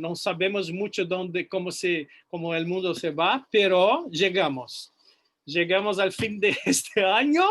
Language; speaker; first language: Spanish; non-native, fluent; Portuguese